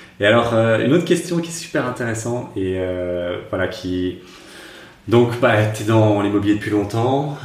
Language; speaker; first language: French; native; French